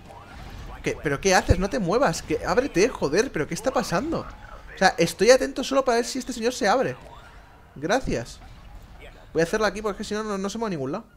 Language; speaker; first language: Spanish; native; Spanish